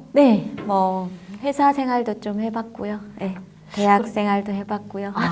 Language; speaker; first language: Korean; native; Korean